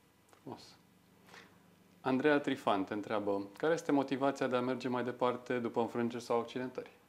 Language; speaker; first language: Romanian; native; Romanian